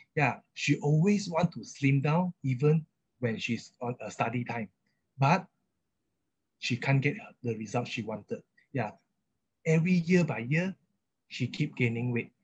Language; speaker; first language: English; non-native, local second language; Chinese